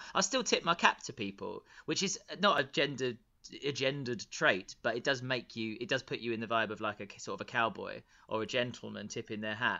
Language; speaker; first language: English; native; English